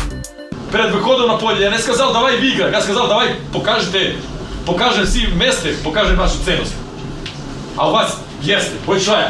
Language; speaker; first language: Russian; non-native, fluent; Serbian